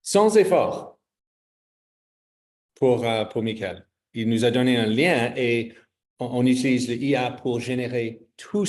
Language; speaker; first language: French; non-native, fluent; English